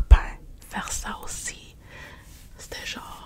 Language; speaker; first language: French; non-native, learner; English